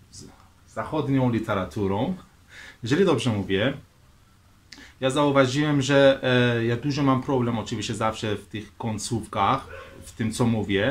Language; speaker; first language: Polish; non-native, fluent; Persian